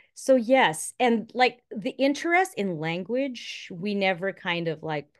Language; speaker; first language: English; non-native, local second language; Filipino